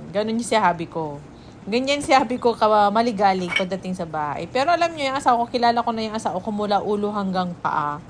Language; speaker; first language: Filipino; native; Filipino